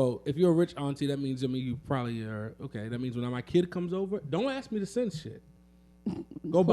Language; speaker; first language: English; native; English